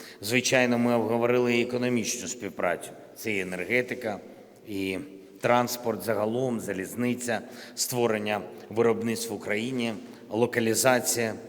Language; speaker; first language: Ukrainian; non-native, local second language; Russian